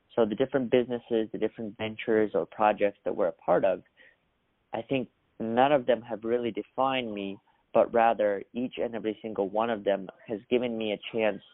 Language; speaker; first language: English; early bilingual, other home language; Russian